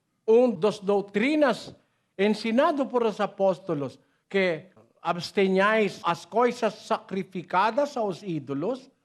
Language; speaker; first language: Portuguese; non-native, learner; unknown